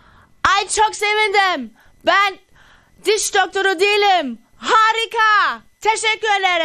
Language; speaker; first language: Turkish; early bilingual, heritage; Turkish